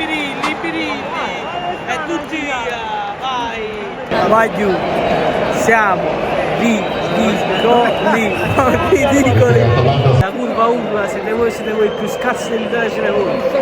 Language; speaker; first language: Italian; native; Italian